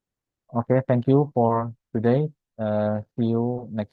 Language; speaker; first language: English; non-native, fluent; Indonesian